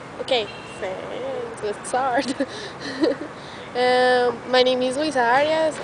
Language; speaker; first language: English; non-native, learner; Spanish